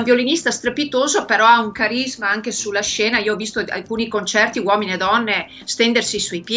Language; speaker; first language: Italian; native; Italian